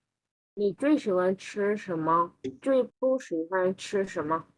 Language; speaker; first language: Chinese; non-native, learner; Burmese